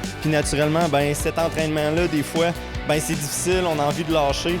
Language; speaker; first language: French; native; French